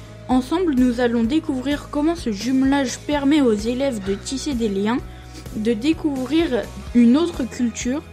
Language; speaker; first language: French; native; French